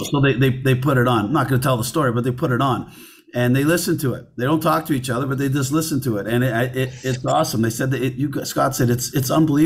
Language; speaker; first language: English; native; English